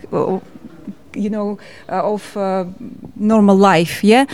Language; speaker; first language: English; non-native, learner; Georgian